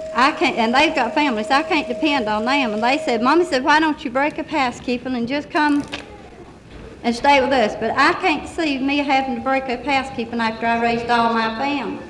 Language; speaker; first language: English; native; English